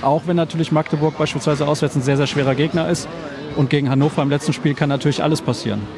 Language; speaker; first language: German; native; German